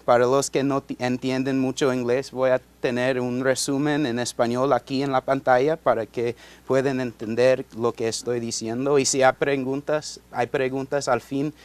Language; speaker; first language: Spanish; non-native, learner; English